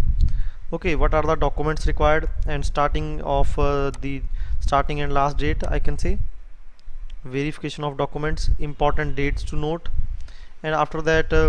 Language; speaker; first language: English; non-native, local second language; Hindi